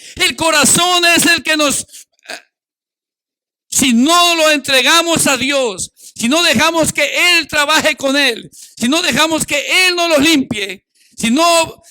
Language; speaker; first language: Spanish; native; Spanish